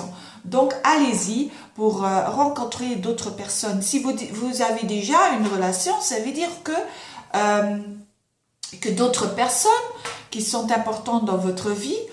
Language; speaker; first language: French; non-native, fluent; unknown